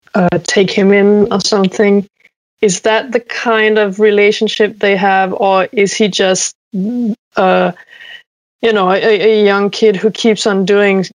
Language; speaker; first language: English; non-native, fluent; Danish